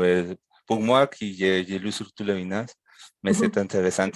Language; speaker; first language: French; non-native, fluent; Spanish